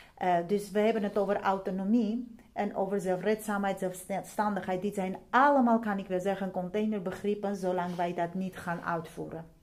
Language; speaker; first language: Dutch; non-native, fluent; Armenian